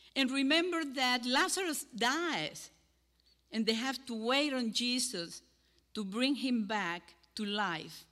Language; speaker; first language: English; non-native, fluent; Spanish